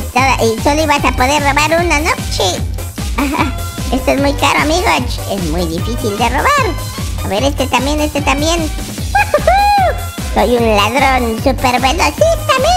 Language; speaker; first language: Spanish; native; Spanish